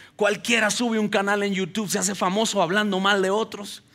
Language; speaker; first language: Spanish; native; Spanish